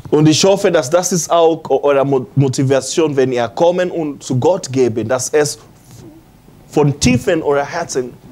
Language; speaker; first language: German; non-native, learner; English